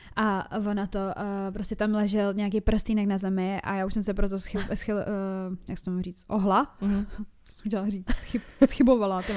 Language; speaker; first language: Czech; native; Czech